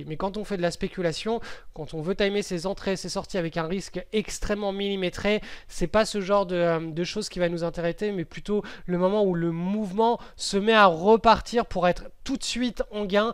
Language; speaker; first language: French; native; French